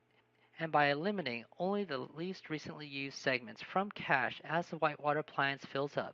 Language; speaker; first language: English; native; English